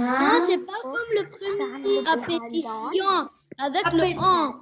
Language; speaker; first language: French; non-native, local second language; Arabic